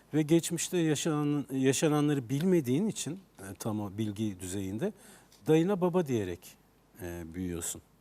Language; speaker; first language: Turkish; native; Turkish